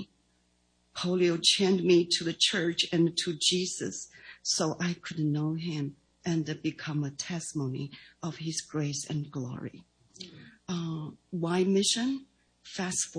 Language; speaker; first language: English; non-native, fluent; Chinese